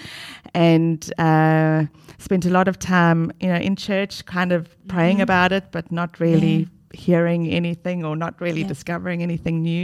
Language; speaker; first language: English; native; English